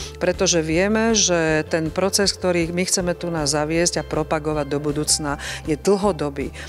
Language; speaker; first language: Slovak; native; Slovak